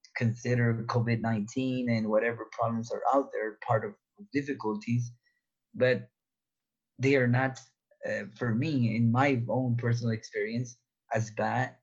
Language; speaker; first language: English; native; English